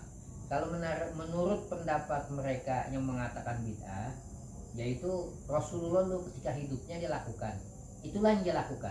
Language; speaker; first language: Indonesian; native; Indonesian